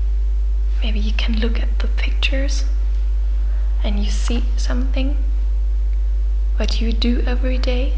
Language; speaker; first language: English; non-native, fluent; German